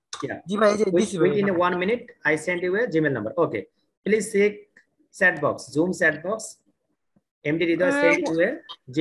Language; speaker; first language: English; non-native, learner; Bangla